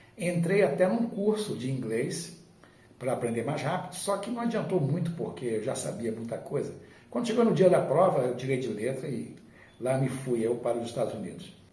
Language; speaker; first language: Portuguese; native; Portuguese